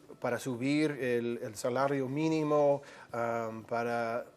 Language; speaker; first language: Spanish; non-native, fluent; English